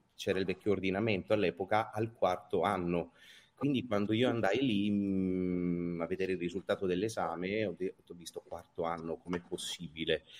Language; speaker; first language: Italian; native; Italian